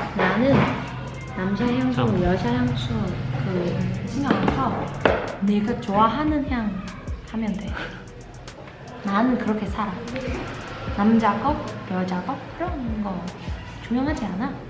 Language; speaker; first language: Korean; non-native, learner; Vietnamese